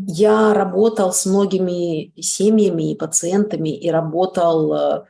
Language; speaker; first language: Russian; native; Russian